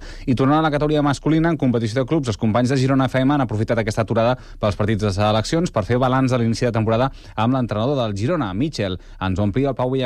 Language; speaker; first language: Catalan; native; Catalan